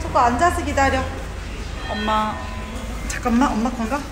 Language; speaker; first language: Korean; native; Korean